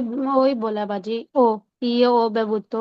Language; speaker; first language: Italian; non-native, learner; Urdu